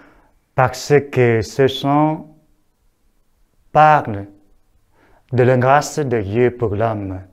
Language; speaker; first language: French; non-native, fluent; Vietnamese